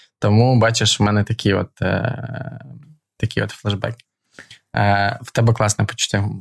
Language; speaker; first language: Ukrainian; non-native, local second language; Russian